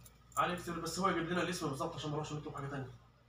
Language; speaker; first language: Arabic; native; Arabic